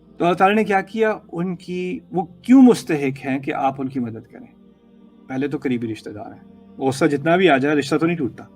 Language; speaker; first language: Urdu; early bilingual, heritage; Urdu